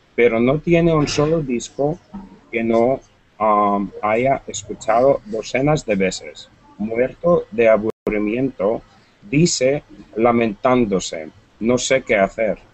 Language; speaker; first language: Spanish; non-native, learner; Russian